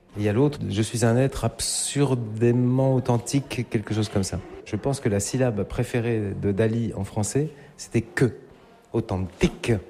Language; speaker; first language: French; native; French